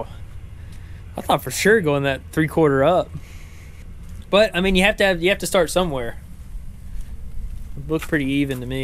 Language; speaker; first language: English; native; English